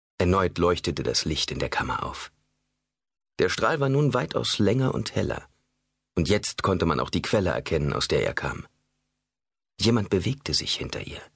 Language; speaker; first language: German; native; German